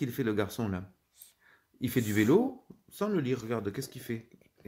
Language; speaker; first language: French; native; French